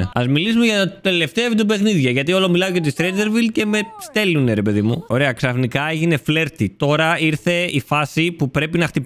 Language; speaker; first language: Greek; native; Greek